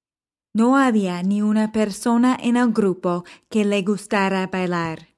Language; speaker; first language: Spanish; non-native, fluent; English